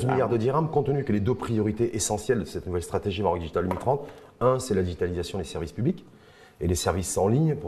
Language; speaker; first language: French; non-native, local second language; Arabic